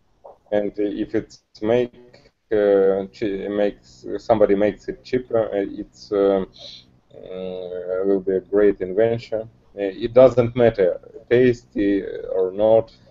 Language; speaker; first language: English; non-native, learner; Russian